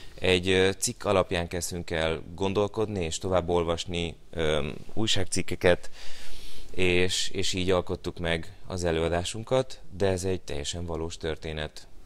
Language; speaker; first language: Hungarian; early bilingual, other home language; Spanish